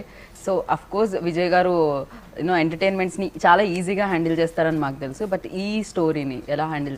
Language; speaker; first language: Telugu; native; Telugu